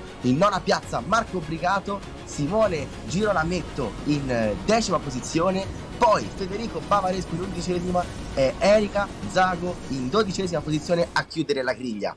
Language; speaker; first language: Italian; native; Italian